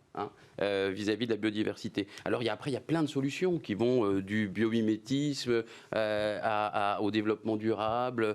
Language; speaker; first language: French; native; French